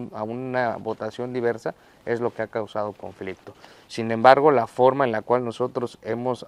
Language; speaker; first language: Spanish; native; Spanish